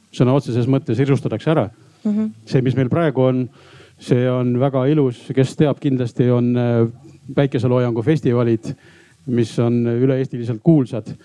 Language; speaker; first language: Estonian; native; Estonian